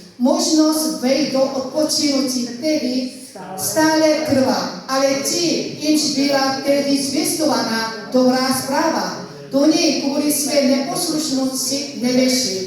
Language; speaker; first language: Czech; non-native, learner; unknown